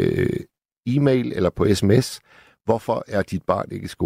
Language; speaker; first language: Danish; native; Danish